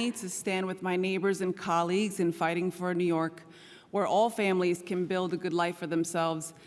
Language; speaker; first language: English; native; English